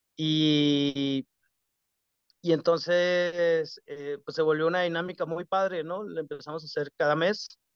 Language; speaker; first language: Spanish; native; Spanish